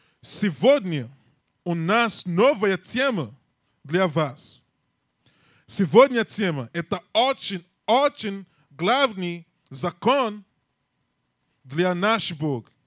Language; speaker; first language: Russian; non-native, learner; English